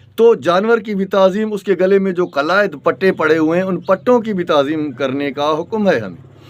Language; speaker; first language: Urdu; non-native, local second language; Sindhi